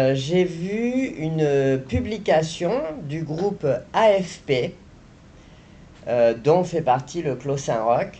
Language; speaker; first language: French; native; French